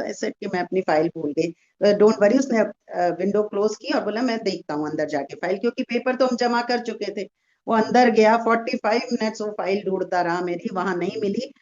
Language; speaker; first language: Hindi; native; Hindi